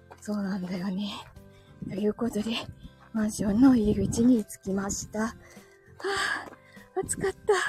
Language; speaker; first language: Japanese; native; Japanese